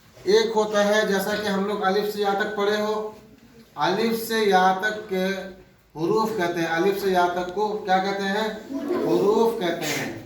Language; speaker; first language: Hindi; non-native, local second language; Urdu